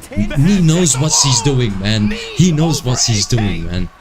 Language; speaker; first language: English; non-native, local second language; Arabic